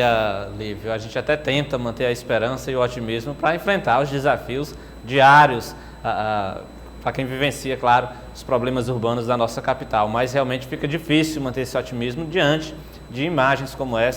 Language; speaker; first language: Portuguese; native; Portuguese